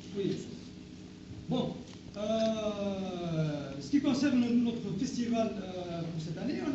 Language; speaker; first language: French; non-native, local second language; Arabic